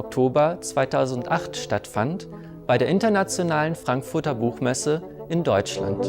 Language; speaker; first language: German; native; German